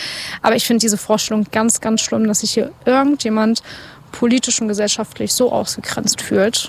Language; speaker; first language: German; native; German